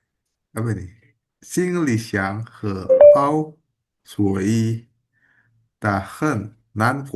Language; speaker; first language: Chinese; non-native, learner; Indonesian